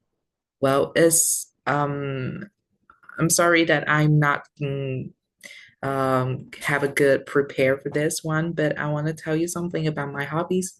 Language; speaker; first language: English; non-native, learner; Vietnamese